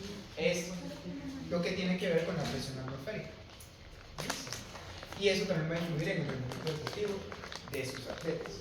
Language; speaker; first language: Spanish; native; Spanish